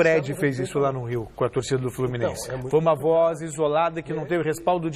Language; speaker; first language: Portuguese; native; Portuguese